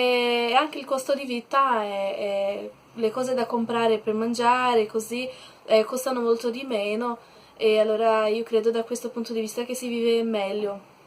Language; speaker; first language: Italian; non-native, learner; Portuguese